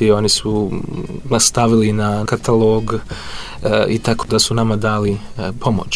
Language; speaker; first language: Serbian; non-native, fluent; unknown